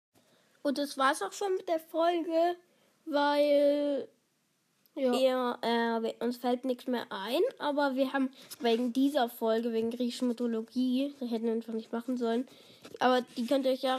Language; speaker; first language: German; native; German